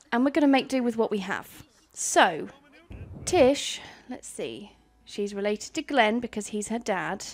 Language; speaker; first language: English; native; English